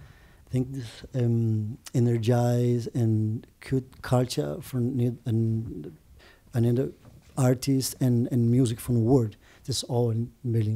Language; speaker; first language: English; non-native, learner; Portuguese